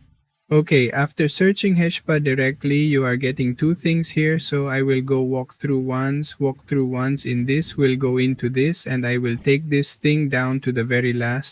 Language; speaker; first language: English; non-native, learner; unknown